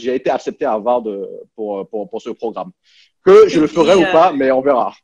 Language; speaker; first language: French; early bilingual, other home language; Cantonese